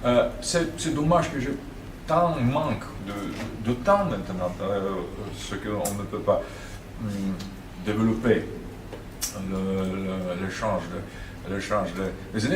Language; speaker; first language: French; non-native, fluent; Russian